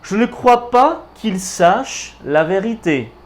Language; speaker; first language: French; non-native, fluent; Portuguese